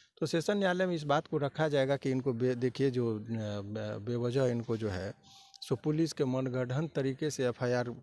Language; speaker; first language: Hindi; native; Hindi